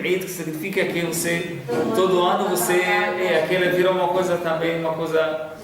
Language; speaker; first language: Portuguese; non-native, fluent; Arabic